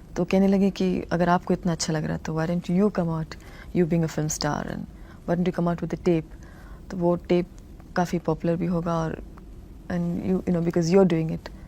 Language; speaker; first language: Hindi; non-native, local second language; Tamil